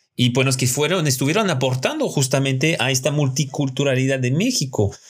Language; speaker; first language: Spanish; non-native, fluent; French